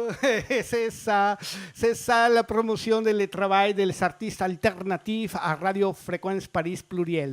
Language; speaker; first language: French; non-native, fluent; Spanish